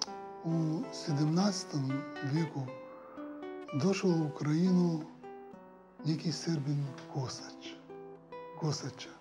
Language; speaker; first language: Ukrainian; early bilingual, heritage; Serbian